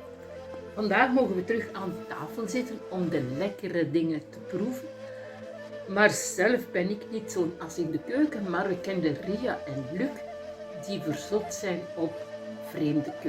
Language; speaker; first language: Dutch; native; Dutch